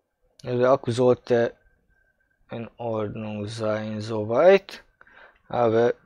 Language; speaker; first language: German; non-native, fluent; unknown